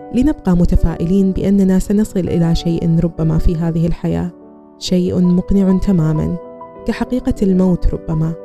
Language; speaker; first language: Arabic; early bilingual, other home language; German